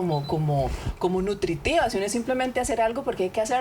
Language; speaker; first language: Spanish; native; Spanish